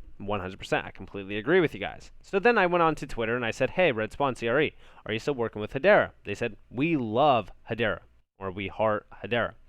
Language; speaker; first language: English; native; English